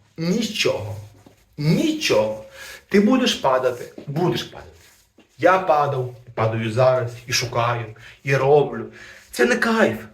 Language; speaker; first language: Ukrainian; native; Ukrainian